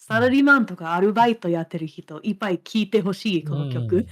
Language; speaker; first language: Japanese; non-native, fluent; English